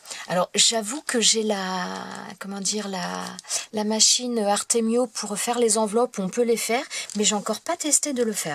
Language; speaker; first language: French; native; French